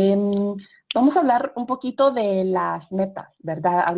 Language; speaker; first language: Spanish; native; Spanish